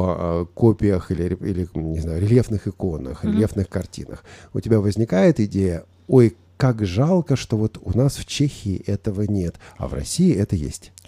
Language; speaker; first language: Russian; native; Russian